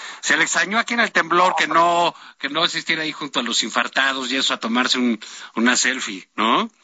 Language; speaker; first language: Spanish; native; Spanish